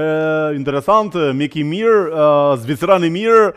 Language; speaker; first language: Albanian; native; Albanian